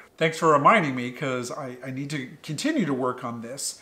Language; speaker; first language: English; native; English